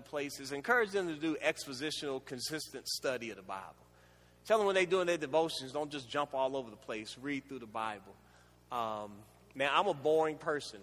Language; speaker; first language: English; native; English